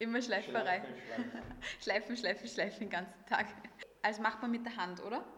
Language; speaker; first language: German; native; German